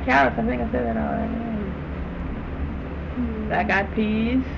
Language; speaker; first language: English; native; English